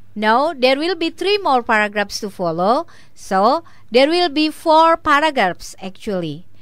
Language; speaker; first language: English; non-native, fluent; Indonesian